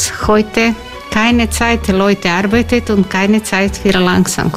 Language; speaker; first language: German; non-native, learner; Croatian